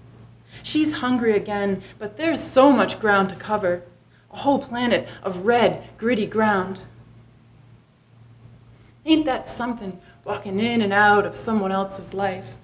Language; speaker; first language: English; native; English